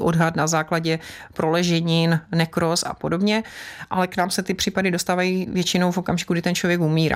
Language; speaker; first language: Czech; native; Czech